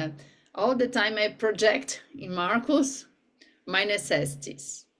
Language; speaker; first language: English; non-native, learner; Portuguese